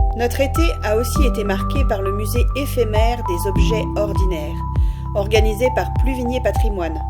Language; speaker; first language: French; native; French